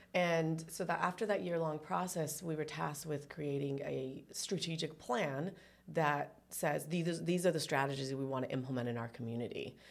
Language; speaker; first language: English; early bilingual, other home language; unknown